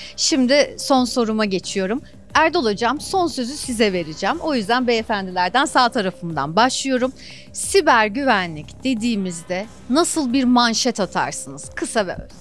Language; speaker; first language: Turkish; native; Turkish